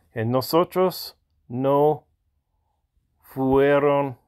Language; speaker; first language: Spanish; non-native, learner; English